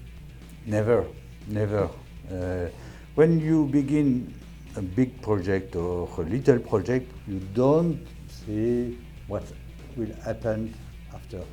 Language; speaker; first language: English; non-native, learner; French